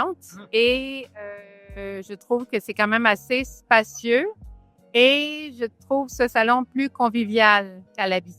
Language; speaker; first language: French; native; French